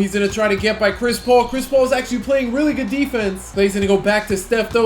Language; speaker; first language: English; native; English